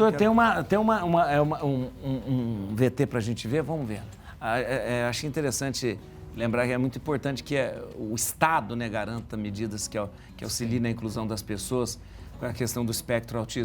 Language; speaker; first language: Portuguese; native; Portuguese